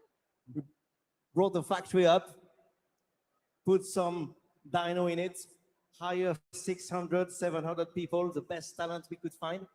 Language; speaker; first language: English; non-native, fluent; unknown